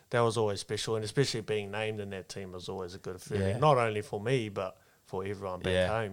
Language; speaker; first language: English; non-native, local second language; Māori